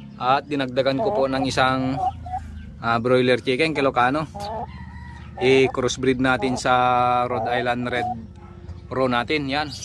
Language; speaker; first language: Filipino; non-native, local second language; Iloko